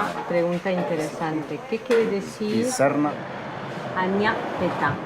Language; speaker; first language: Spanish; non-native, fluent; French